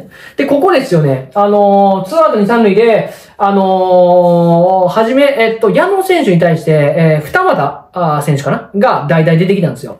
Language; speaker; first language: Japanese; native; Japanese